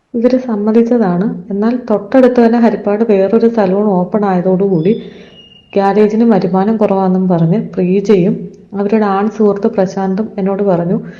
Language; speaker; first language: Malayalam; native; Malayalam